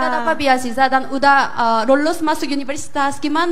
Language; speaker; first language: Indonesian; non-native, fluent; Korean